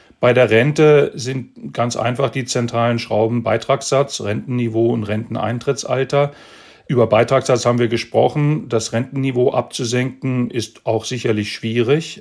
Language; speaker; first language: German; native; German